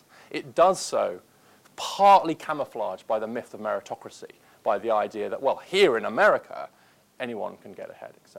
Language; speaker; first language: English; native; English